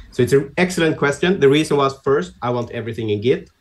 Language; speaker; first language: English; non-native, fluent; Swedish